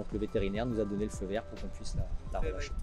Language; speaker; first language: French; native; French